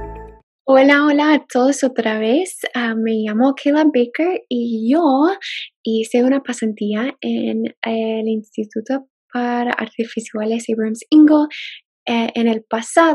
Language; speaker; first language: Spanish; non-native, fluent; English